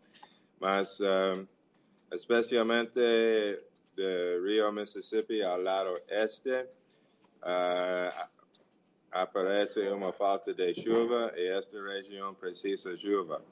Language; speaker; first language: Portuguese; non-native, learner; English